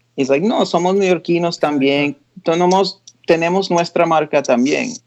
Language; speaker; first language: Spanish; early bilingual, heritage; Spanish